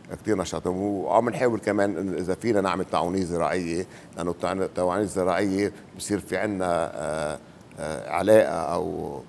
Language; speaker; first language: Arabic; native; Arabic